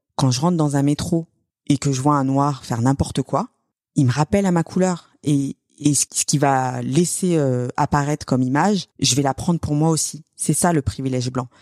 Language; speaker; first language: French; native; French